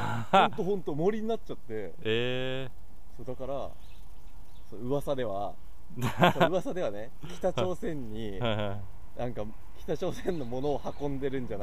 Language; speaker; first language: Japanese; native; Japanese